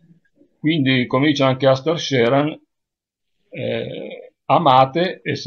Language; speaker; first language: Italian; native; Italian